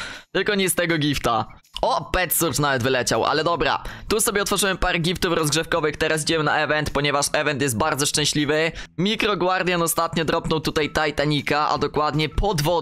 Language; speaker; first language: Polish; native; Polish